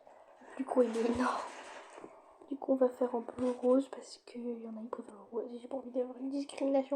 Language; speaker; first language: French; native; French